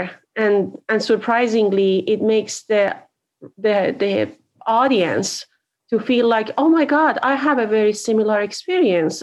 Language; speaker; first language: English; non-native, fluent; Persian